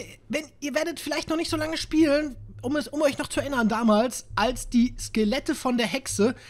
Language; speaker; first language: German; native; German